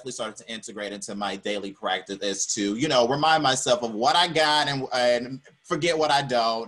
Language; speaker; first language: English; native; English